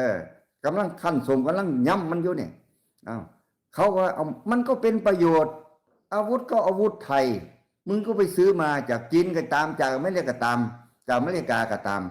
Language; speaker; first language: Thai; non-native, local second language; Lao